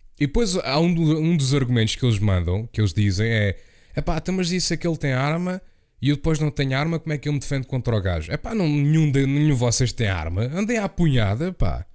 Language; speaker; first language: Portuguese; native; Portuguese